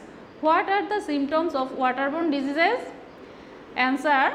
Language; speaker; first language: English; non-native, local second language; Bangla